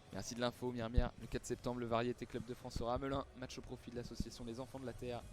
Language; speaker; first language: French; native; French